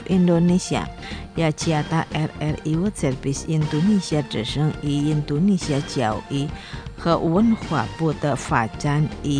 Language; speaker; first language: Chinese; non-native, learner; Indonesian